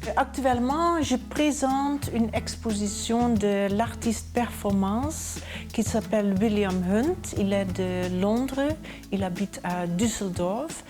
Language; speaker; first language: French; non-native, fluent; Dutch